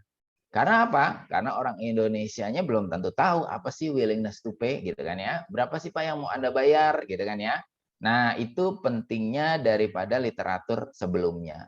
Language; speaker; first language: Indonesian; native; Indonesian